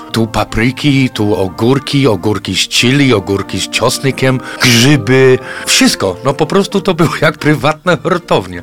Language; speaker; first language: Polish; non-native, fluent; English